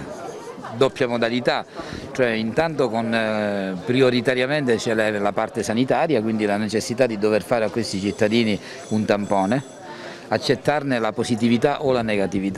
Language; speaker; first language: Italian; native; Italian